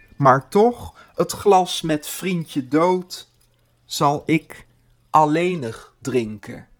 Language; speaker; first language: Dutch; native; Dutch